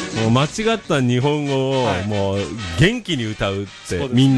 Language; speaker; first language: Japanese; native; Japanese